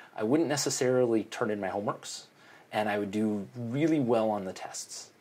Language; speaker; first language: English; native; English